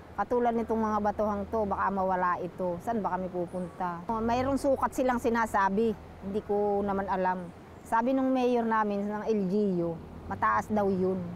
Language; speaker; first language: Filipino; native; Filipino